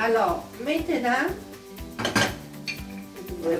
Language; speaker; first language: French; non-native, learner; Italian